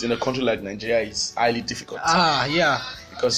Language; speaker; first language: English; non-native, local second language; Yoruba